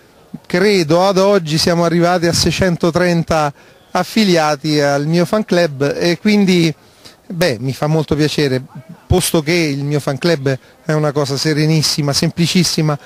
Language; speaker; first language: Italian; native; Italian